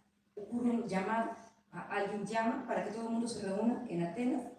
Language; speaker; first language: Spanish; native; Spanish